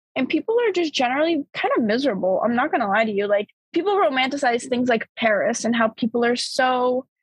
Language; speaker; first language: English; early bilingual, other home language; Bulgarian